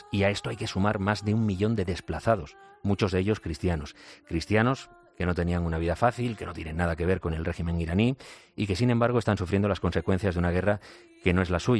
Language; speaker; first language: Spanish; native; Spanish